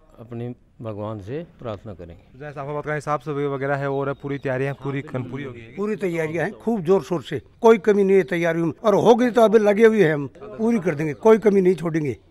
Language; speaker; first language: Hindi; native; Hindi